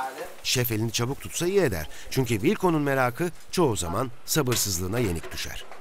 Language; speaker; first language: Turkish; native; Turkish